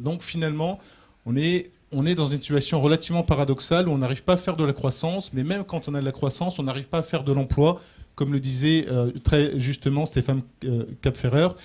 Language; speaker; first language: French; native; French